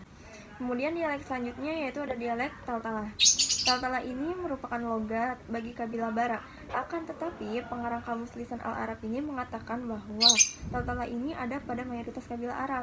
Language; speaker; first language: Indonesian; native; Indonesian